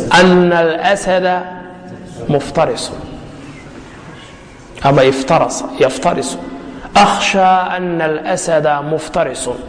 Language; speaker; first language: Arabic; non-native, fluent; Somali